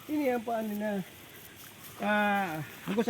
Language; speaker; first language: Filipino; non-native, local second language; Bikol